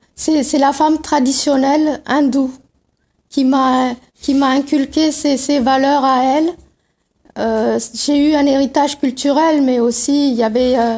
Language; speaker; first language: French; non-native, local second language; Tamil